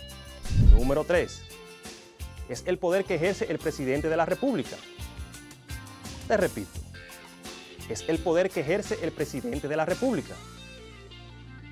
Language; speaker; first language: Spanish; native; Spanish